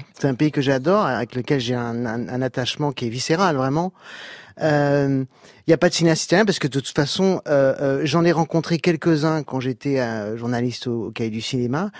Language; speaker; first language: French; native; French